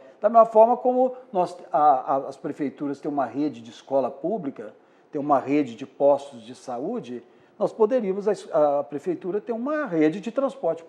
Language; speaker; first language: Portuguese; native; Portuguese